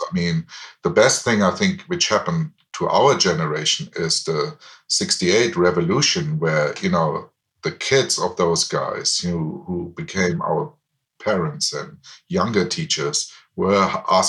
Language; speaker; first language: English; non-native, fluent; German